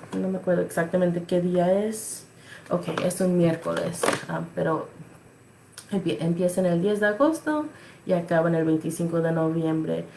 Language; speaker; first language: Spanish; early bilingual, other home language; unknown